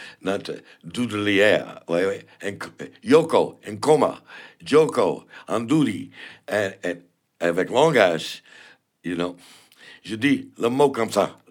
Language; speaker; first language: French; non-native, learner; English